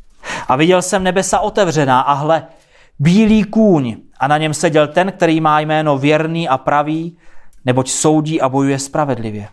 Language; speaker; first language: Czech; native; Czech